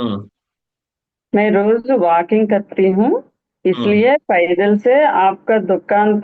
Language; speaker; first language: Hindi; non-native, learner; Telugu